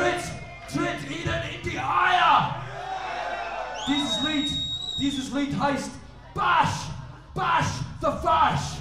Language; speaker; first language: German; non-native, learner; English